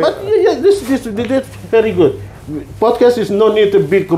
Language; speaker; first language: English; non-native, learner; Indonesian